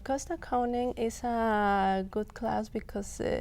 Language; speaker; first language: English; non-native, local second language; Spanish